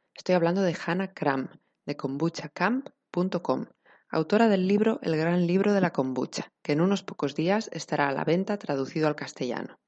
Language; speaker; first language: Spanish; native; Spanish